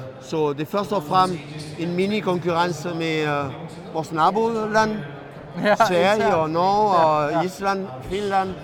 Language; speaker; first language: Danish; non-native, fluent; French